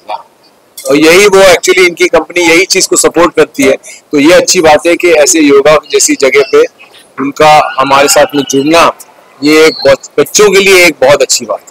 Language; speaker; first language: Hindi; native; Hindi